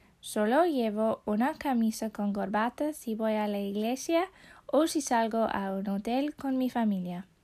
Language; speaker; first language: Spanish; non-native, fluent; English